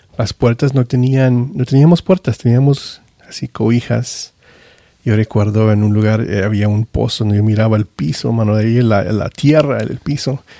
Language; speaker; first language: Spanish; early bilingual, heritage; Spanish